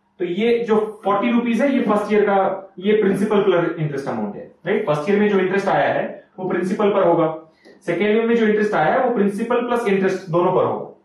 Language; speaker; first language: Hindi; native; Hindi